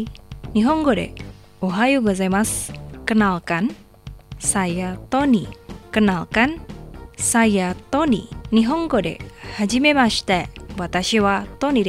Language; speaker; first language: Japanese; non-native, fluent; Indonesian